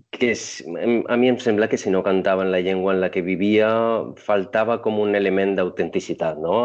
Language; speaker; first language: Catalan; non-native, local second language; Spanish